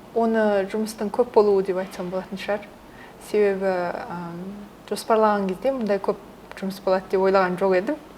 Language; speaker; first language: Kazakh; early bilingual, heritage; Kazakh